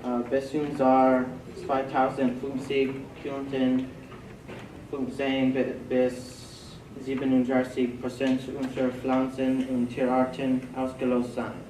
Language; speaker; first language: German; non-native, learner; English